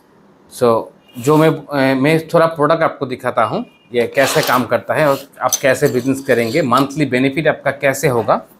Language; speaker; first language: Hindi; non-native, fluent; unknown